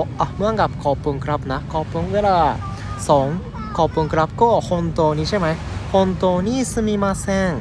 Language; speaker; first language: Thai; non-native, learner; Japanese